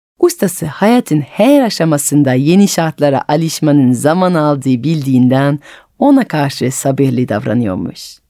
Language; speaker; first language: Turkish; non-native, fluent; French